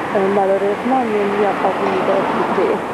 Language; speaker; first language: French; non-native, fluent; Hungarian